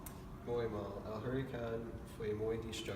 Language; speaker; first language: Spanish; non-native, learner; English